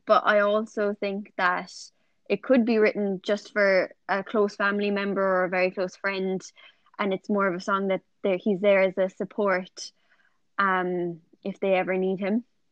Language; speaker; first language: English; native; English